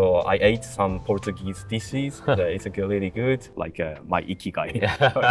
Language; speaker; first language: English; non-native, learner; Japanese